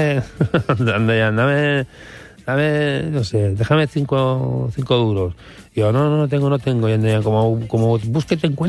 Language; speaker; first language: Catalan; native; Catalan